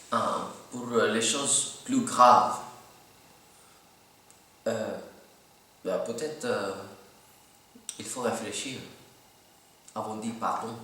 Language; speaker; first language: French; non-native, learner; Filipino